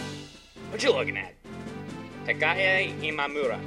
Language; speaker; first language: English; native; English